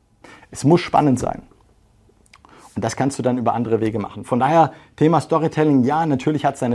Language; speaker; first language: German; native; German